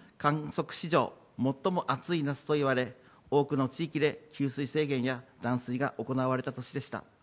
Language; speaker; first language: Japanese; native; Japanese